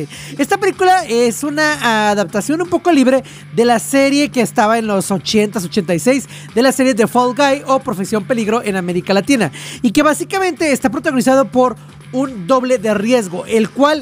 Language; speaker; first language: Spanish; native; Spanish